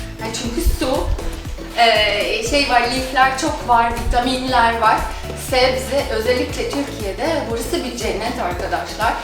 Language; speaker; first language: Turkish; non-native, fluent; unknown